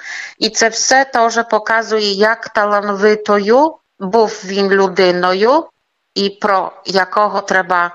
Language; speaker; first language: Ukrainian; early bilingual, heritage; Ukrainian